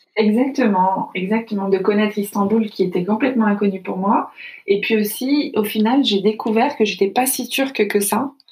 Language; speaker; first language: French; native; French